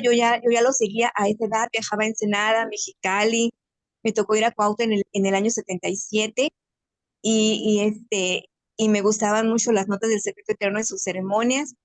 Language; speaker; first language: Spanish; native; Spanish